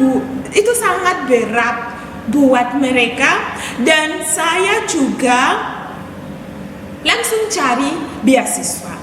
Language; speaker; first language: Indonesian; non-native, fluent; English